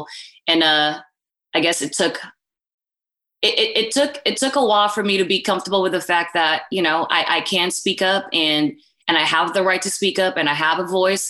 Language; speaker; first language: English; non-native, local second language; Filipino